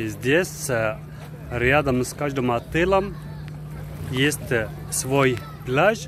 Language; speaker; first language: Russian; non-native, fluent; Arabic